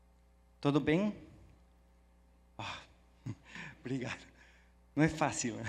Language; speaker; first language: Portuguese; non-native, fluent; Spanish